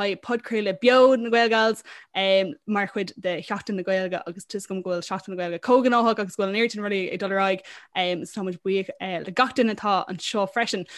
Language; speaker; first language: Irish; non-native, local second language; English